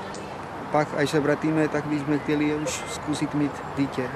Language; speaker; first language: Czech; non-native, fluent; Spanish